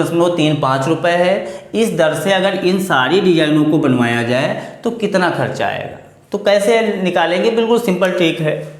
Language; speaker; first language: Hindi; native; Hindi